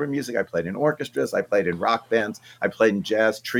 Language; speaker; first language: English; native; English